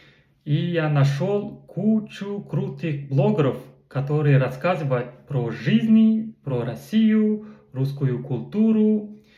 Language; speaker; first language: Russian; non-native, learner; Kazakh